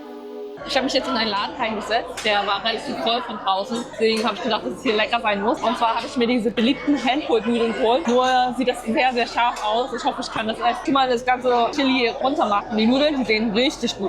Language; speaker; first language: German; native; German